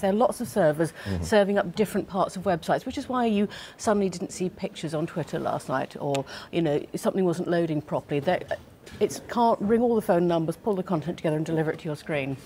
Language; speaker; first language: English; native; English